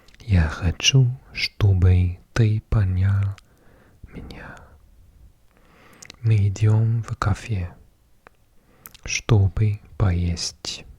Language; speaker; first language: Russian; non-native, learner; English